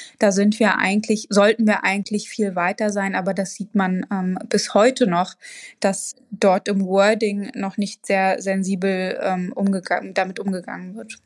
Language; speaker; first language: German; early bilingual, other home language; Arabic